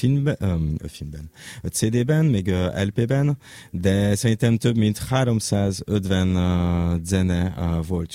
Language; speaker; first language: Hungarian; non-native, learner; French